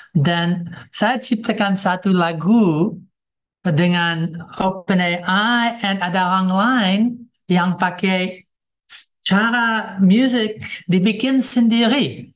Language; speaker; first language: Indonesian; non-native, fluent; English